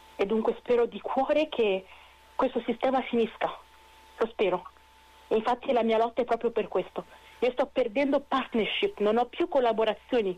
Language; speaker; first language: Italian; non-native, fluent; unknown